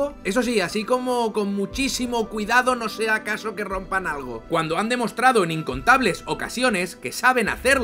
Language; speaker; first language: Spanish; native; Spanish